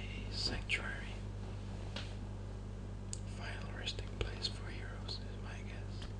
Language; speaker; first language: English; non-native, fluent; Danish